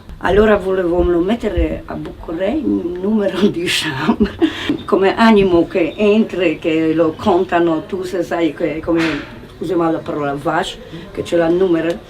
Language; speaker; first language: Italian; non-native, learner; Polish